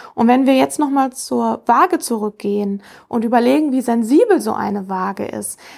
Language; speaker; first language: German; native; German